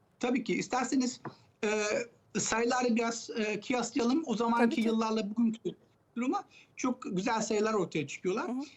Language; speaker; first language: Turkish; early bilingual, heritage; Turkish